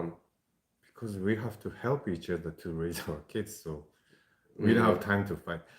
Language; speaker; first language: English; non-native, fluent; Japanese